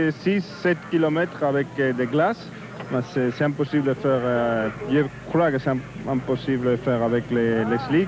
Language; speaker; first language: French; non-native, fluent; Spanish